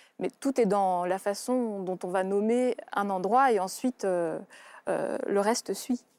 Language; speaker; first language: French; early bilingual, other home language; Russian